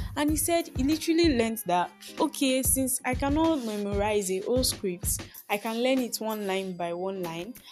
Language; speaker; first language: English; non-native, local second language; Yoruba